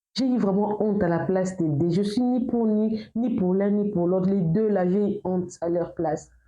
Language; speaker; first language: French; non-native, local second language; Lingala